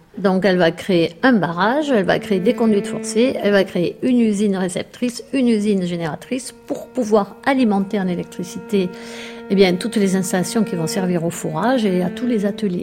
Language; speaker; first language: French; native; French